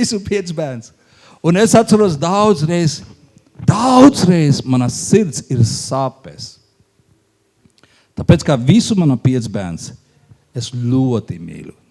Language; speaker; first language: Latvian; non-native, learner; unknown